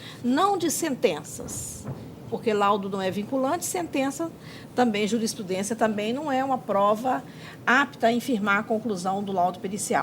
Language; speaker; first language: Portuguese; native; Portuguese